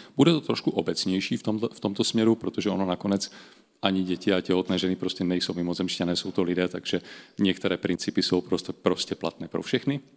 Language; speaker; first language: Czech; native; Czech